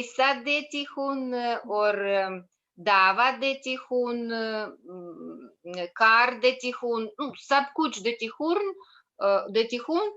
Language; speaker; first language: Hindi; non-native, learner; Russian